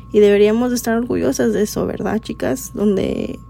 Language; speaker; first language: Spanish; early bilingual, heritage; Spanish